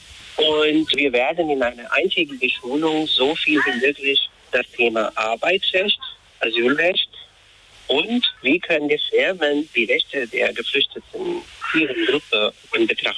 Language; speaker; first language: German; non-native, fluent; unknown